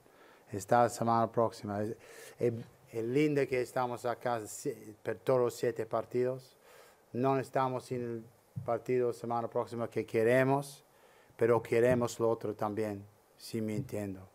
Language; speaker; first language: Spanish; non-native, learner; English